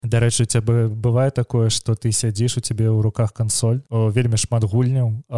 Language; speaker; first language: Belarusian; non-native, local second language; Russian